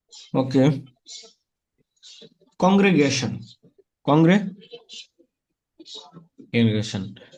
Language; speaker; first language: English; non-native, fluent; Bangla